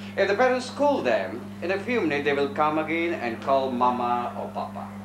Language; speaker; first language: English; non-native, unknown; Indonesian